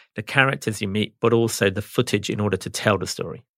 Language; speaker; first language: English; native; English